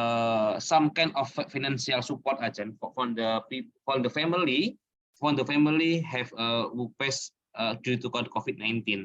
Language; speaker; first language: English; non-native, learner; Indonesian